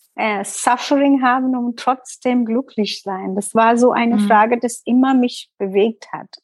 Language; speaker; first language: German; non-native, learner; Tamil